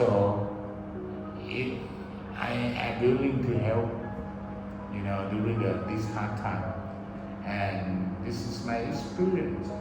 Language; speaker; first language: English; early bilingual, other home language; Thai